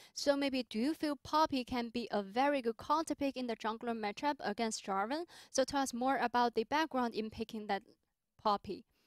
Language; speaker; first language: English; non-native, fluent; Chinese